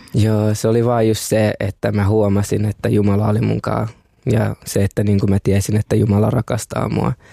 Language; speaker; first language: Finnish; early bilingual, other home language; Kinyarwanda